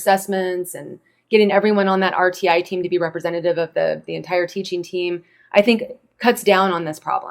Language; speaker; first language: English; native; English